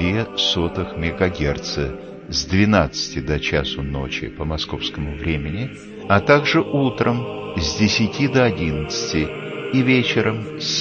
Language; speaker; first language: Russian; native; Russian